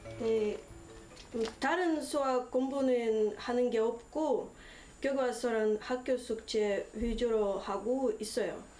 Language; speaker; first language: Korean; non-native, fluent; Russian